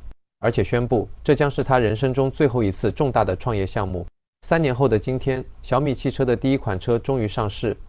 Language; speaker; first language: Chinese; native; Chinese